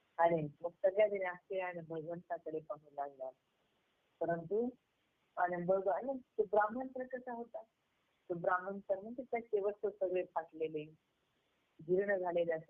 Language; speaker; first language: Marathi; native; Marathi